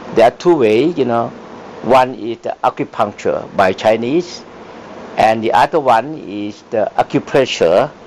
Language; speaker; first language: English; non-native, fluent; Thai